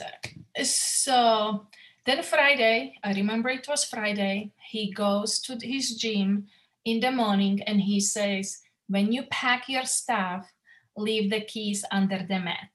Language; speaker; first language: English; non-native, fluent; Slovak